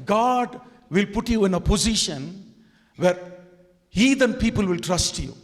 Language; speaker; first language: English; non-native, local second language; Tamil